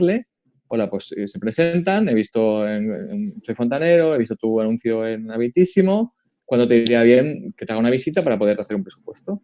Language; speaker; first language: Spanish; native; Spanish